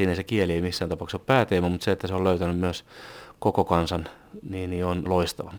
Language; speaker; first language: Finnish; native; Finnish